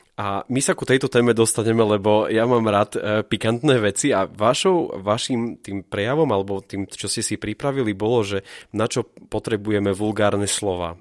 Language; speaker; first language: Slovak; native; Slovak